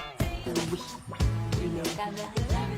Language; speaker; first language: French; non-native, fluent; Korean